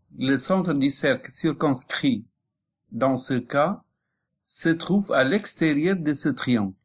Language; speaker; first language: French; non-native, local second language; Arabic